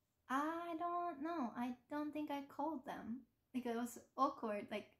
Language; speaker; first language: English; non-native, fluent; Japanese